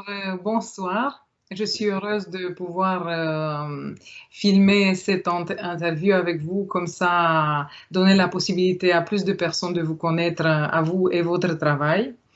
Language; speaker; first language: French; non-native, fluent; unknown